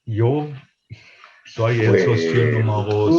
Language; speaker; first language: Spanish; non-native, fluent; German